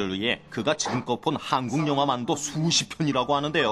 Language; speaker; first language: Korean; native; Korean